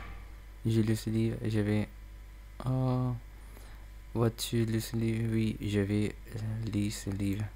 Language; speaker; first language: French; non-native, learner; English